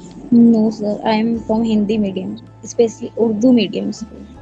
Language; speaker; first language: English; non-native, learner; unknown